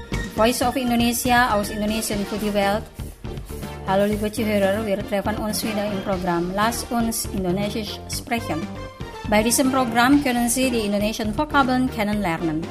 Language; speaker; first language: German; non-native, fluent; Indonesian